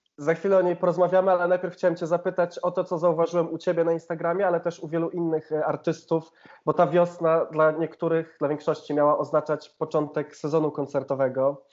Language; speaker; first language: Polish; native; Polish